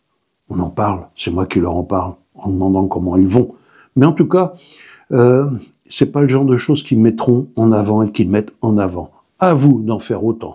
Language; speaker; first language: French; native; French